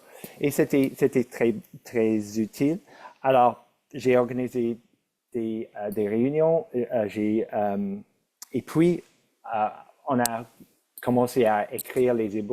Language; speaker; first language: French; non-native, local second language; English